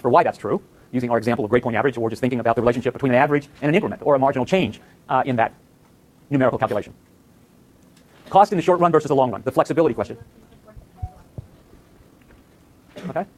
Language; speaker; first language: English; native; English